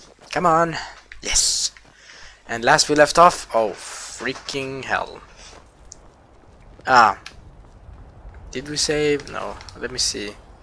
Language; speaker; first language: English; non-native, fluent; Swedish